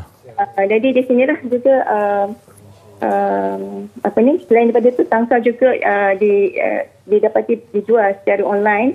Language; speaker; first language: Malay; native; Malay